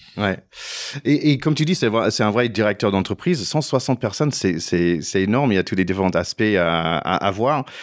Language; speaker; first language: French; non-native, fluent; English